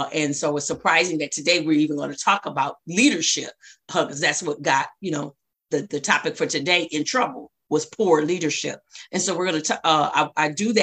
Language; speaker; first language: English; native; English